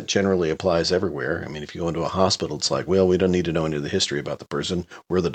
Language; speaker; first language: English; native; English